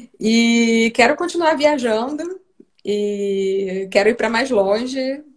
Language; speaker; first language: Portuguese; native; Portuguese